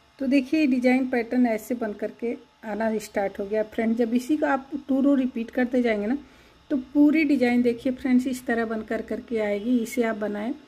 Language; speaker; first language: Hindi; native; Hindi